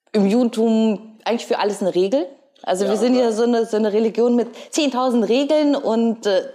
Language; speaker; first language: German; early bilingual, other home language; Ukrainian